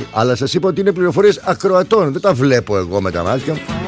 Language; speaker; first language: Greek; native; Greek